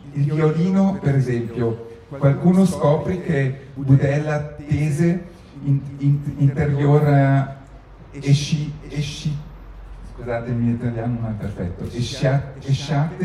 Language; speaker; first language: Italian; native; Italian